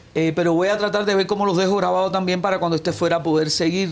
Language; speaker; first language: Spanish; native; Spanish